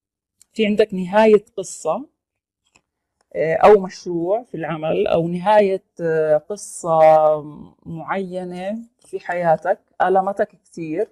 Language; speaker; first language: Arabic; native; Arabic